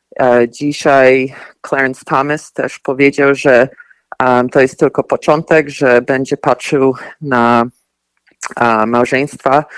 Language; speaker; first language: Polish; early bilingual, heritage; Polish